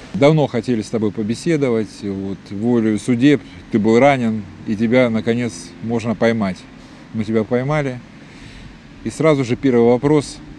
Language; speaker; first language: Russian; native; Russian